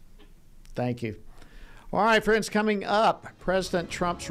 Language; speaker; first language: English; native; English